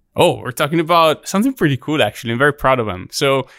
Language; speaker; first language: English; non-native, fluent; Italian